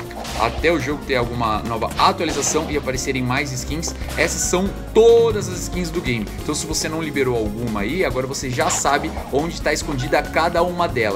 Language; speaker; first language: Portuguese; native; Portuguese